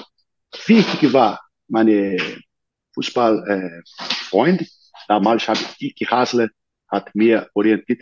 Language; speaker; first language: German; non-native, learner; Portuguese